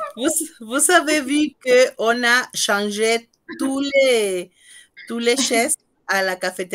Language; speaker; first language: French; non-native, fluent; Spanish